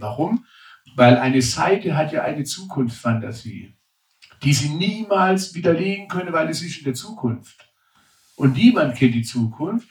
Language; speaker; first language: German; native; German